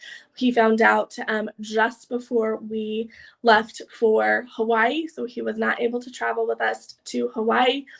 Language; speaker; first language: English; native; English